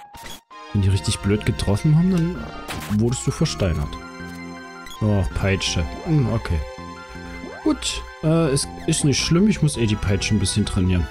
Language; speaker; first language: German; native; German